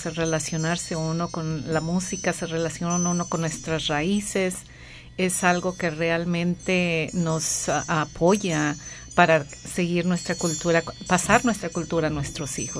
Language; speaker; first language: Spanish; native; Spanish